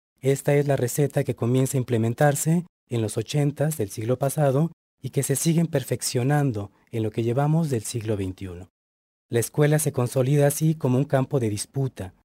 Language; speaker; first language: Spanish; native; Spanish